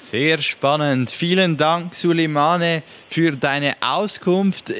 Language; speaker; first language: German; native; German